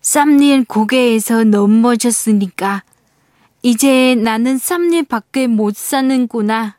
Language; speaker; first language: Korean; non-native, fluent; Vietnamese